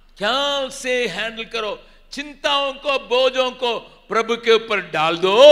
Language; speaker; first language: Hindi; non-native, local second language; Tamil